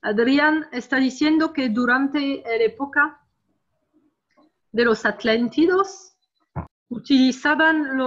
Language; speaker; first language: Spanish; non-native, learner; French